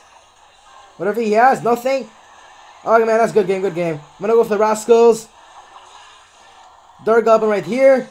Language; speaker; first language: English; native; English